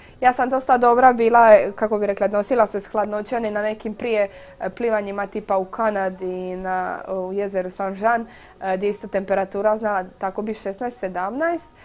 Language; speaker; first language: Croatian; native; Croatian